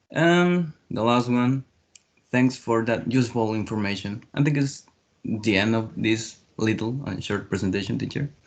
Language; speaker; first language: English; non-native, learner; Spanish